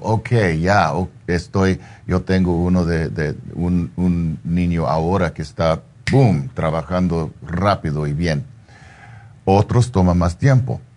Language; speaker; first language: Spanish; non-native, fluent; English